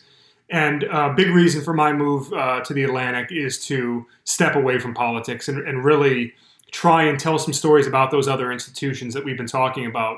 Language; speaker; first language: English; native; English